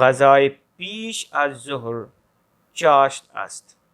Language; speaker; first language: Persian; non-native, fluent; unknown